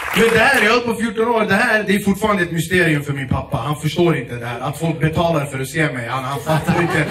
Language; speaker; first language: Swedish; early bilingual, other home language; Kurdish